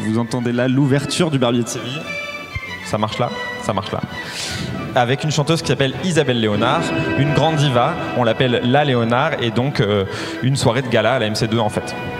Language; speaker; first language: French; native; French